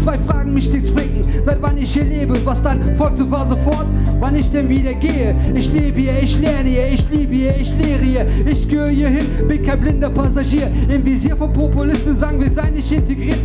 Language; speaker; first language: German; early bilingual, other home language; Turkish